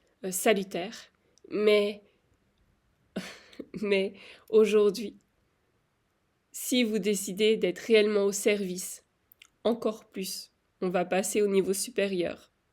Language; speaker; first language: French; native; French